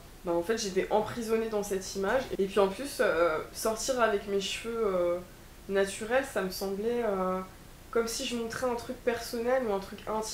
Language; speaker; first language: French; native; French